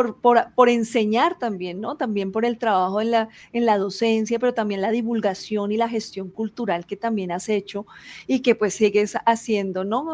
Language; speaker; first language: Spanish; native; Spanish